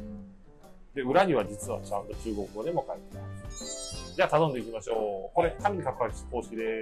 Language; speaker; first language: Japanese; native; Japanese